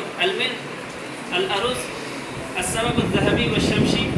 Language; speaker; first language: Arabic; non-native, learner; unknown